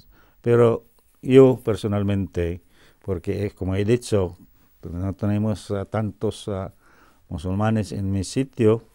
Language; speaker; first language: Spanish; non-native, fluent; Cebuano